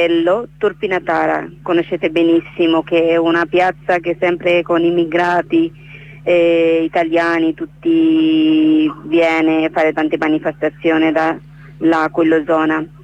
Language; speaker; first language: Italian; non-native, learner; Bangla